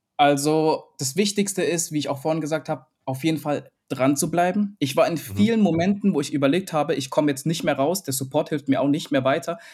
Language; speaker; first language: German; early bilingual, other home language; Vietnamese